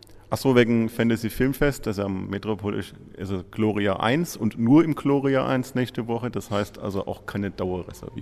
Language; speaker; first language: German; native; German